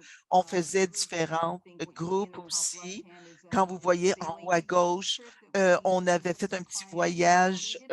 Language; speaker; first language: French; non-native, local second language; English